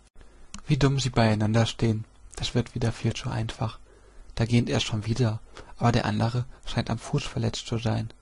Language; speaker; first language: German; native; German